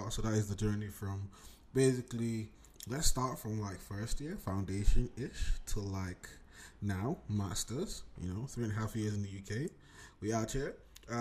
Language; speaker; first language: English; non-native, local second language; Yoruba